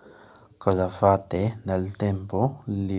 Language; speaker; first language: Italian; non-native, learner; Urdu